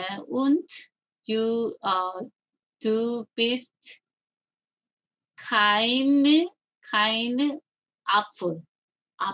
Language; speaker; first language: German; non-native, learner; Korean